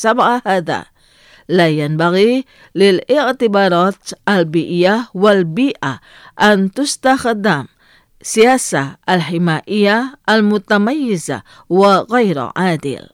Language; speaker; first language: Arabic; non-native, fluent; Indonesian